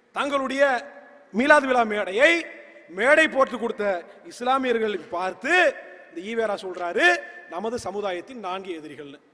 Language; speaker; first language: Tamil; native; Tamil